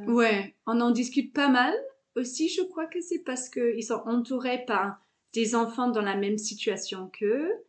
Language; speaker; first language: French; non-native, fluent; English